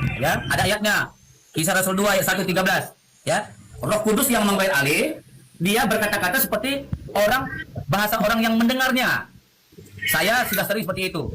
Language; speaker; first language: Indonesian; non-native, local second language; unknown